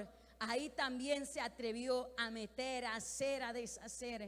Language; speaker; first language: Spanish; native; Spanish